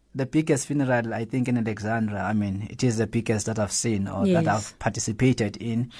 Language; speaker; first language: English; non-native, local second language; Zulu